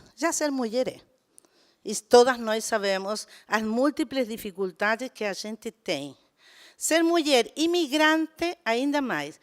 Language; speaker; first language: Portuguese; non-native, fluent; Spanish